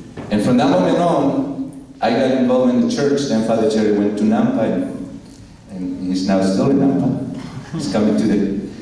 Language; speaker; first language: English; non-native, fluent; Spanish